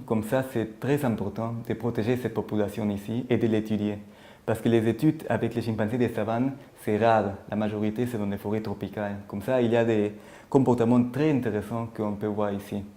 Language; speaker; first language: French; non-native, fluent; German